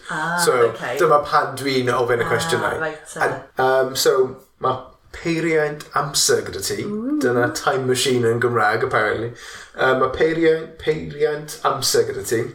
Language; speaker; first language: Welsh; non-native, local second language; English